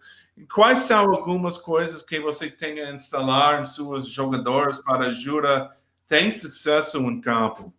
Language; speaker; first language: Portuguese; non-native, learner; English